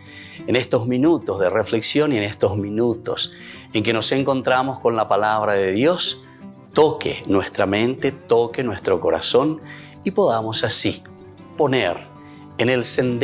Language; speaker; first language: Spanish; native; Spanish